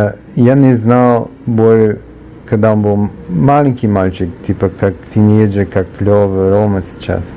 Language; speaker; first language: Russian; early bilingual, heritage; Russian